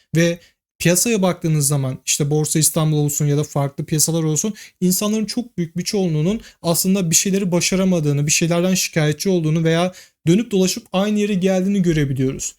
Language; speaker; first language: Turkish; native; Turkish